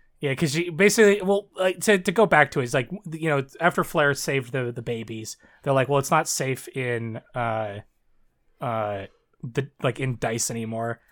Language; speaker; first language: English; native; English